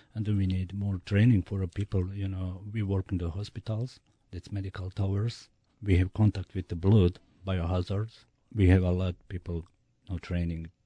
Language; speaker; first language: English; non-native, learner; Bosnian